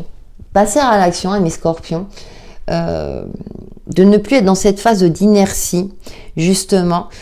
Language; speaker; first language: French; native; French